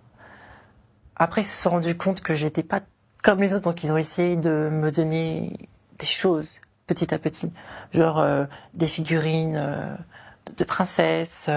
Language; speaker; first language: French; native; French